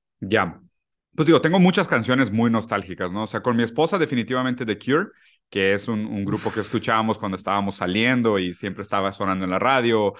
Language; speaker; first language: Spanish; early bilingual, other home language; Portuguese